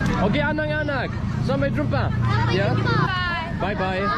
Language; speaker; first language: Indonesian; non-native, learner; English